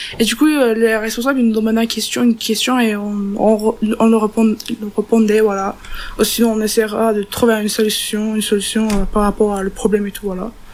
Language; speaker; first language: French; non-native, learner; Turkish